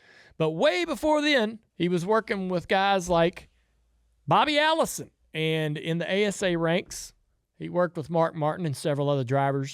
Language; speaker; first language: English; native; English